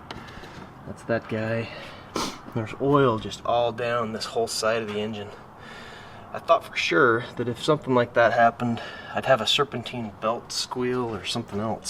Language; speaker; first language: English; native; English